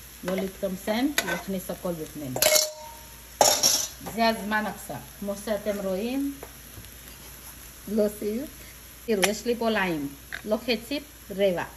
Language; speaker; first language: Hebrew; non-native, fluent; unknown